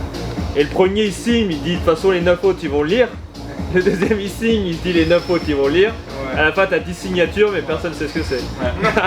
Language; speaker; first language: French; native; French